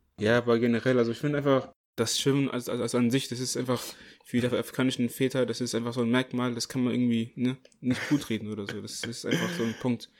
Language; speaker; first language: German; early bilingual, other home language; Akan